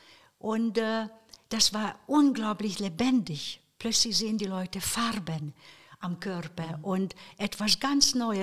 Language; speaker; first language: German; non-native, fluent; Hungarian